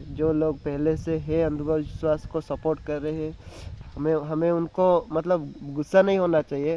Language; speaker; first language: Hindi; non-native, local second language; Odia